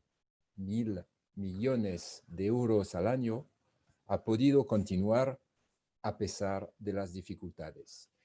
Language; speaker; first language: Spanish; non-native, fluent; French